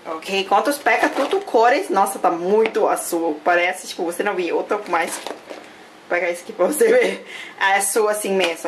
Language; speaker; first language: Portuguese; non-native, learner; Thai